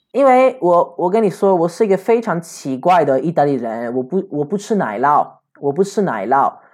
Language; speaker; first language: Chinese; non-native, fluent; Italian